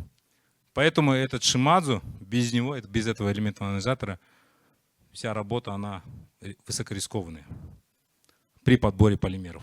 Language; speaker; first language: Russian; native; Russian